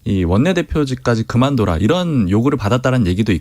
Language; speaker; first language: Korean; native; Korean